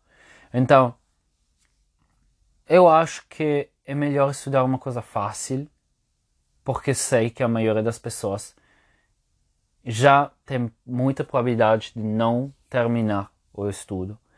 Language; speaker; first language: Portuguese; non-native, fluent; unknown